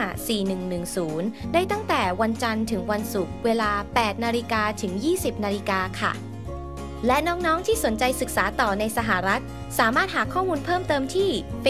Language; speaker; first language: Thai; native; Thai